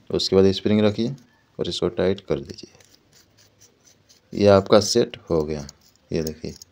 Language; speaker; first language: Hindi; native; Hindi